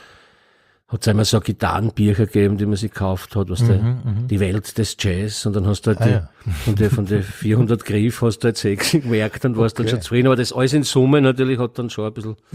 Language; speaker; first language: German; native; German